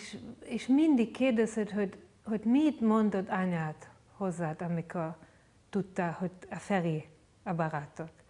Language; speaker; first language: Hungarian; non-native, fluent; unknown